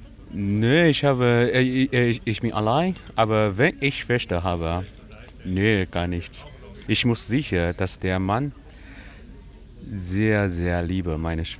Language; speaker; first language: German; non-native, learner; Chinese